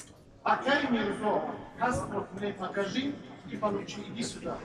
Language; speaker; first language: Russian; non-native, learner; Tajik